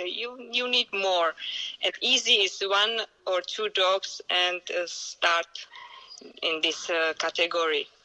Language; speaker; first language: English; non-native, learner; Czech